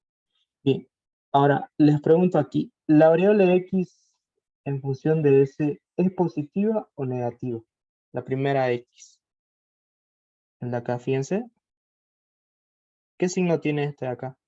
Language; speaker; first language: Spanish; native; Spanish